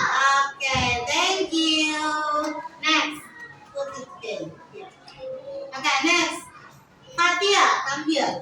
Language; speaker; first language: English; non-native, learner; Indonesian